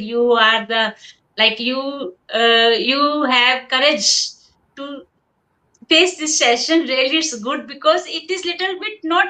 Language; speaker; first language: English; non-native, local second language; Hindi